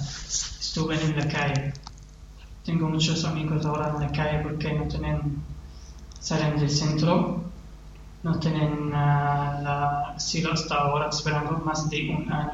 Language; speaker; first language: Spanish; non-native, learner; Arabic